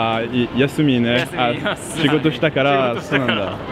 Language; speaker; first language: Japanese; non-native, fluent; French